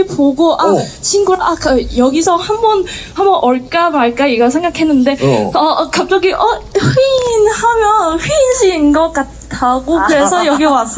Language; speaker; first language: Korean; non-native, fluent; Cantonese